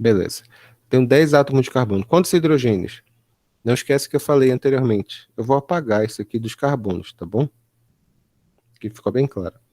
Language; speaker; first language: Portuguese; native; Portuguese